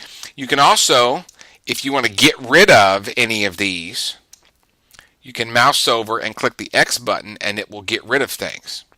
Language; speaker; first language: English; native; English